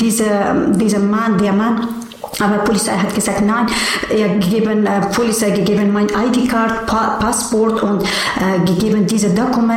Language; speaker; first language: German; non-native, learner; Persian